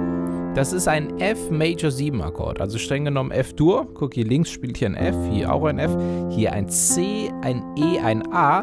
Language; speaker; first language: German; native; German